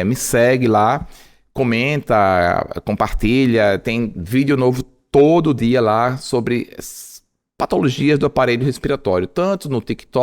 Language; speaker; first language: Portuguese; native; Portuguese